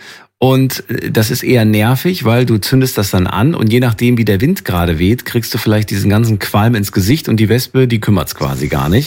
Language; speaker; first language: German; native; German